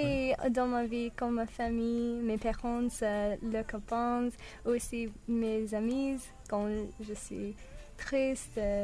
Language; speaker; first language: French; non-native, learner; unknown